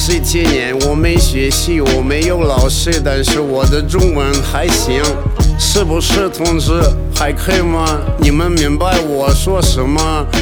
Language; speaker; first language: Chinese; non-native, learner; Russian